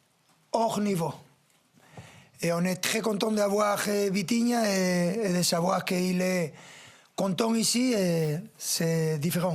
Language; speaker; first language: French; non-native, fluent; Spanish